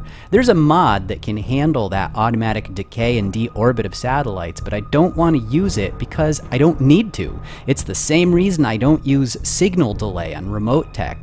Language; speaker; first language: English; native; English